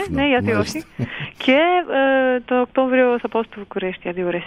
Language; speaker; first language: Greek; early bilingual, heritage; Romanian